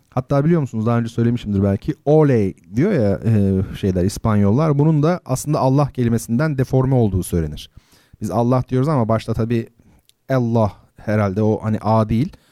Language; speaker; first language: Turkish; native; Turkish